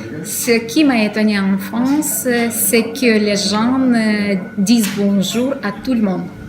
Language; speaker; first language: French; non-native, fluent; Romanian